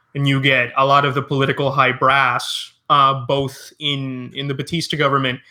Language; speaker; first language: English; early bilingual, other home language; Spanish